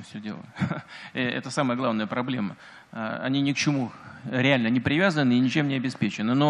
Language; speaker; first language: Russian; native; Russian